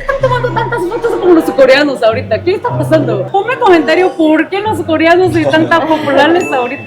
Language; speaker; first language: Spanish; non-native, fluent; Korean